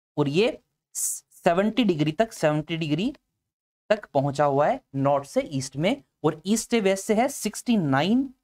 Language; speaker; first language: Hindi; native; Hindi